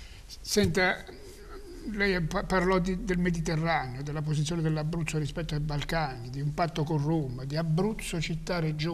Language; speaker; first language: Italian; native; Italian